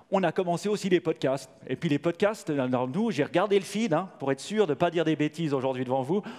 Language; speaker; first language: French; native; French